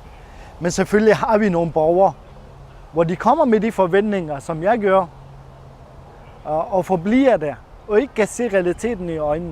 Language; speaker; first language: Danish; non-native, fluent; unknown